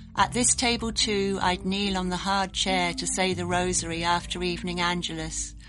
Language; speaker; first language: English; native; English